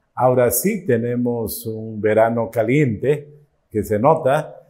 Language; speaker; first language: Spanish; native; Spanish